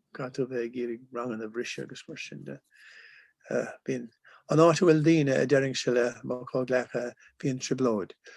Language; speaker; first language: Irish; non-native, local second language; English